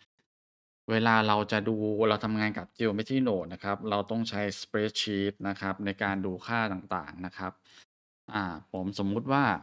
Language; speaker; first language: Thai; native; Thai